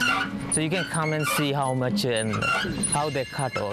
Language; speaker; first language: English; non-native, local second language; Divehi